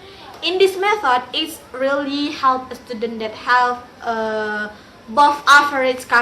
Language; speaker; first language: English; non-native, learner; Indonesian